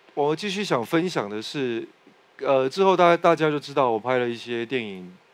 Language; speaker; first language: Chinese; native; Chinese